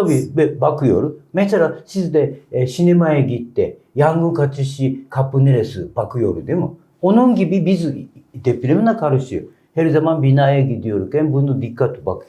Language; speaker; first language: Turkish; non-native, learner; Japanese